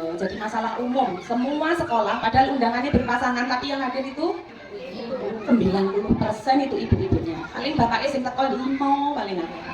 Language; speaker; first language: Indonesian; non-native, local second language; Madurese